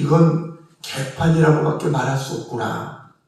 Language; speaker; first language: Korean; native; Korean